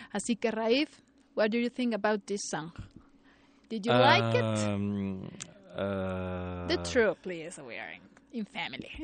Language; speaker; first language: English; non-native, fluent; Spanish